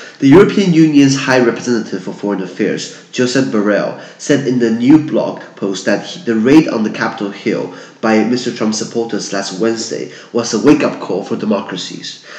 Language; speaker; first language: English; non-native, fluent; Chinese